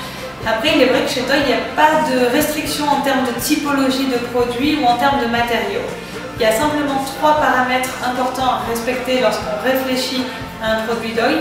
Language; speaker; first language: French; native; French